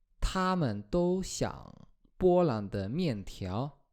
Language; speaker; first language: Chinese; non-native, fluent; Polish